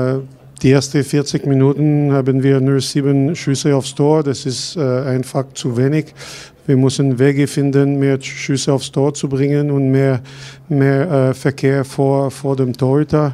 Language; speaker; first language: German; non-native, fluent; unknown